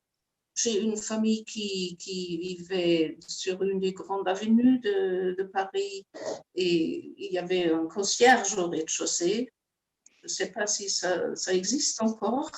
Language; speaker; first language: French; non-native, fluent; German